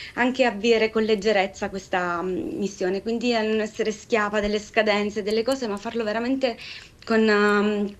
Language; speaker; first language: Italian; native; Italian